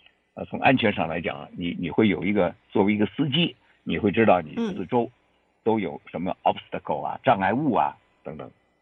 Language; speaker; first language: Chinese; native; Chinese